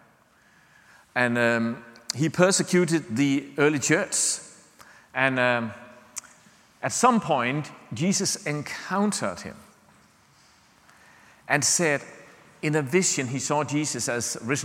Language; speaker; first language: English; non-native, fluent; Danish